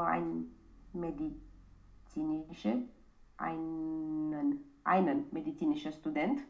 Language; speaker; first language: German; non-native, learner; Romanian